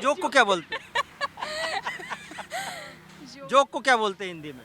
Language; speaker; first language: Hindi; native; Hindi